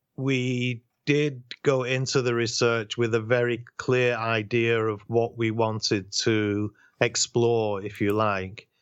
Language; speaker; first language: English; native; English